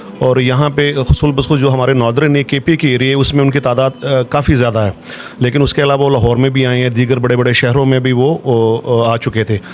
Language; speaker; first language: Urdu; non-native, local second language; Pashto